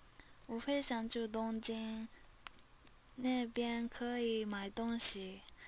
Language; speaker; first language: Chinese; non-native, learner; Japanese